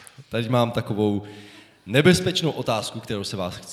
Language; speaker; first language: Czech; native; Czech